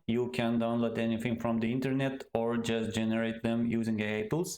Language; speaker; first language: English; non-native, fluent; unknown